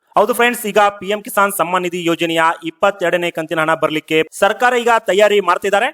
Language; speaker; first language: Kannada; native; Kannada